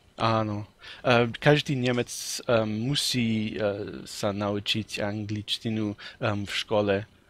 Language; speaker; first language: Slovak; non-native, learner; German